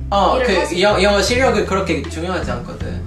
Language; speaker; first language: Korean; non-native, fluent; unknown